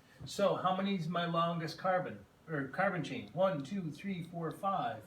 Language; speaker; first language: English; native; English